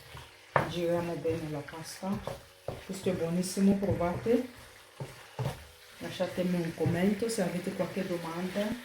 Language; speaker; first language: Italian; non-native, learner; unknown